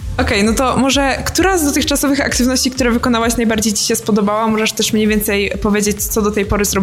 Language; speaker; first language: Polish; native; Polish